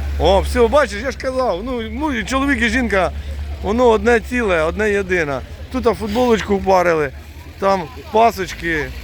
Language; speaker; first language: Ukrainian; native; Ukrainian